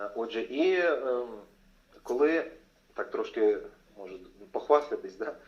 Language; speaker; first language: Ukrainian; non-native, local second language; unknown